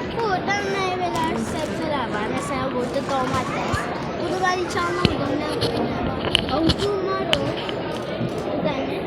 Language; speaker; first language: Turkish; early bilingual, heritage; Turkish